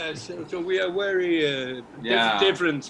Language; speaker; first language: English; non-native, learner; Icelandic